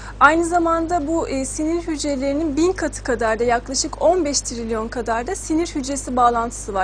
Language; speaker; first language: Turkish; native; Turkish